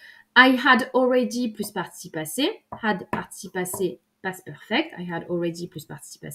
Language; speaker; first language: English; non-native, fluent; French